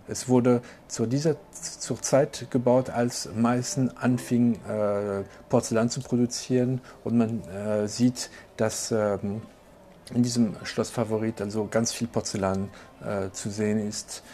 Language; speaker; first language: German; non-native, local second language; French